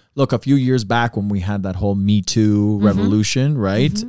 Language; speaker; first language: English; early bilingual, other home language; Spanish